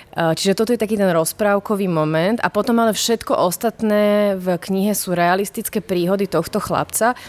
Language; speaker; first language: Slovak; native; Slovak